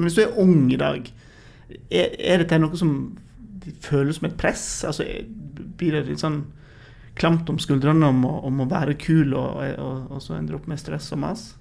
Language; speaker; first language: Norwegian; native; Norwegian